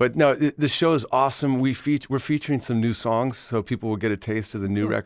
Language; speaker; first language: English; native; English